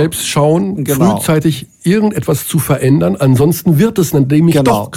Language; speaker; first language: German; native; German